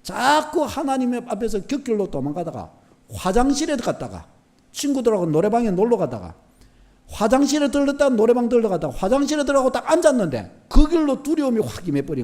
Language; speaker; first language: Korean; native; Korean